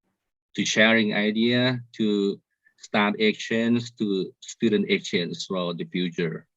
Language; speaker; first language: English; non-native, learner; Thai